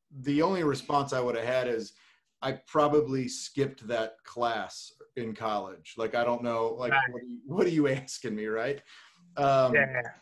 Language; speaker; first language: English; native; English